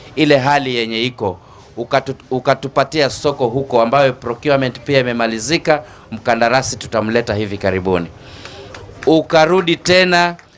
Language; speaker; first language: Swahili; native; Swahili